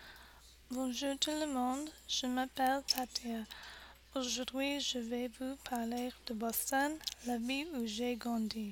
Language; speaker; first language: French; non-native, learner; English